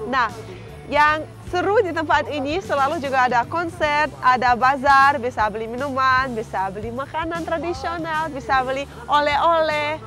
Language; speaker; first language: Indonesian; non-native, fluent; Russian